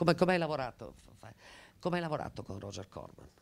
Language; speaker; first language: Italian; native; Italian